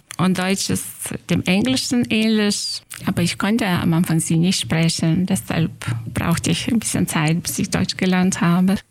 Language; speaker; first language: German; non-native, fluent; Lithuanian